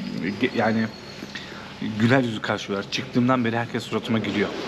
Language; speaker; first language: Turkish; native; Turkish